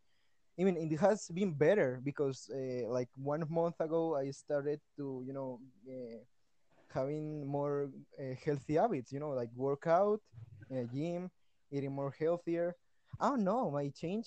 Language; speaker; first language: English; non-native, fluent; Spanish